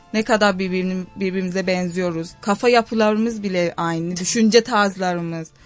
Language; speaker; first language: Turkish; non-native, fluent; Persian